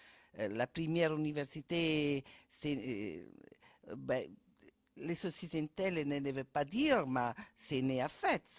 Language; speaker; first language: French; non-native, fluent; Italian